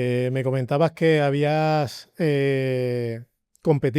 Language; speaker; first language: Spanish; native; Spanish